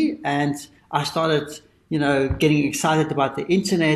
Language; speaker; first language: English; native; English